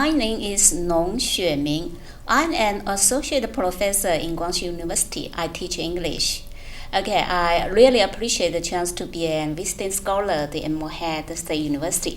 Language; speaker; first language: English; non-native, fluent; Chinese